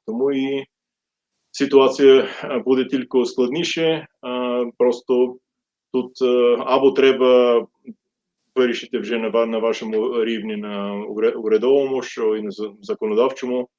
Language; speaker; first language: Ukrainian; non-native, fluent; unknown